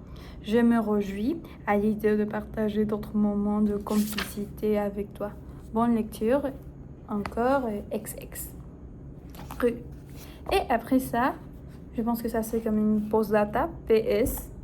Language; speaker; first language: French; non-native, fluent; Spanish